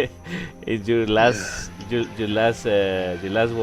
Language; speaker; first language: English; non-native, learner; Spanish